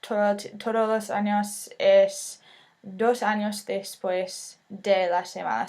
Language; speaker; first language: Spanish; non-native, fluent; English